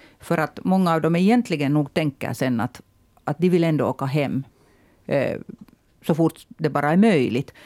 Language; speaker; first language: Swedish; native; Swedish